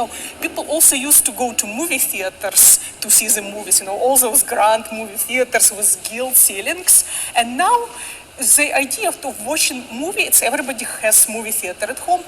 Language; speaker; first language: English; non-native, fluent; Russian